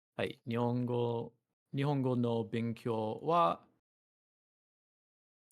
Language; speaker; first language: Japanese; non-native, learner; English